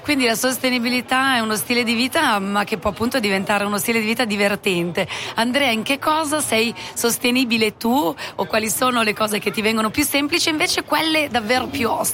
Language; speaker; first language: Italian; native; Italian